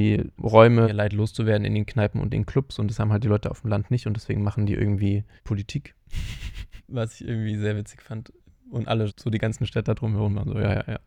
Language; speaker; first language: German; native; German